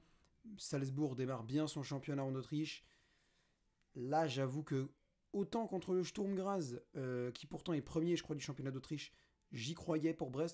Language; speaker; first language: French; native; French